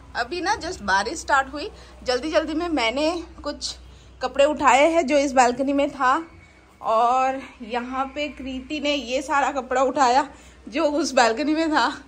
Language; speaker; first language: Hindi; non-native, local second language; Bangla